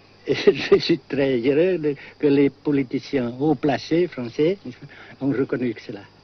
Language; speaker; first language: French; non-native, local second language; Vietnamese